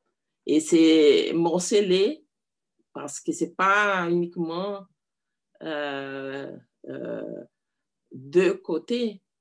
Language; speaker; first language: French; non-native, learner; Portuguese